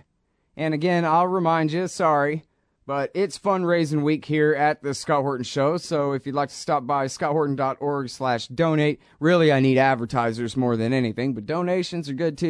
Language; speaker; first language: English; native; English